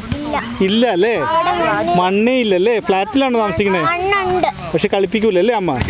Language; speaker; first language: Malayalam; native; Malayalam